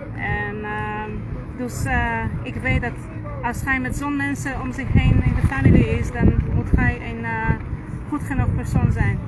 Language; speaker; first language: Dutch; non-native, fluent; Polish